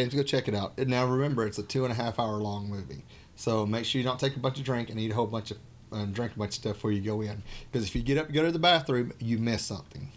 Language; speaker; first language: English; native; English